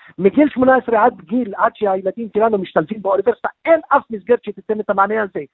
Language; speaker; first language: Hebrew; non-native, local second language; Arabic